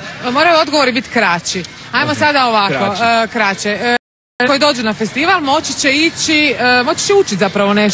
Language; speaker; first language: Croatian; native; Croatian